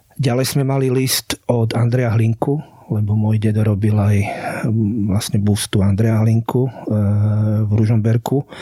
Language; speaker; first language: Slovak; native; Slovak